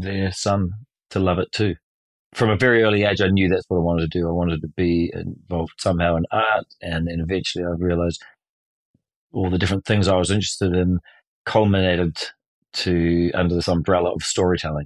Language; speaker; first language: English; native; English